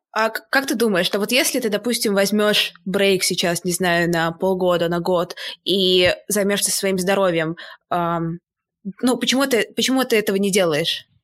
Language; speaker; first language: Russian; native; Russian